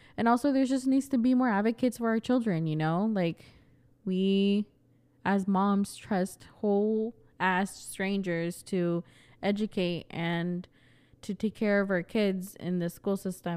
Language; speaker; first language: English; early bilingual, other home language; Spanish